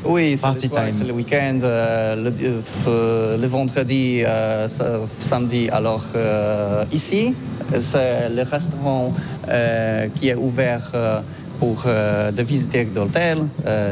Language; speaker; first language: French; non-native, learner; Polish